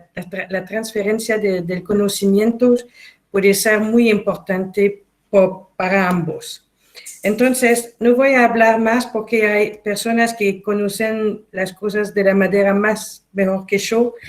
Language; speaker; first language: Spanish; non-native, fluent; French